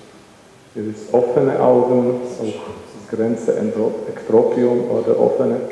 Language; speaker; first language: German; non-native, learner; Czech